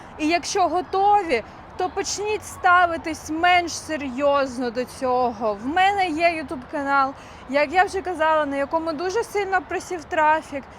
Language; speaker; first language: Ukrainian; non-native, local second language; Russian